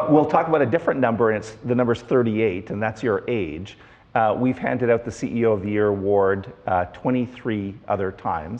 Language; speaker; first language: English; native; English